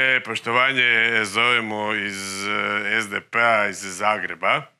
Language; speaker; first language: Croatian; native; Croatian